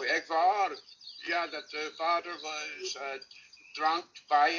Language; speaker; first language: Dutch; non-native, learner; English